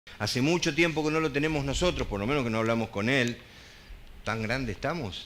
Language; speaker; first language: Spanish; native; Spanish